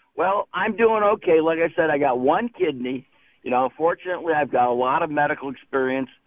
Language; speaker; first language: English; native; English